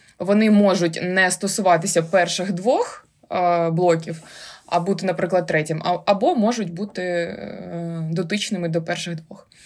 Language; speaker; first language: Ukrainian; non-native, local second language; Russian